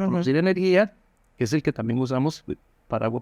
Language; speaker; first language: Spanish; native; Spanish